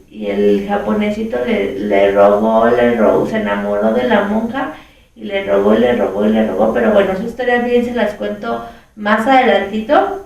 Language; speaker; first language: Spanish; native; Spanish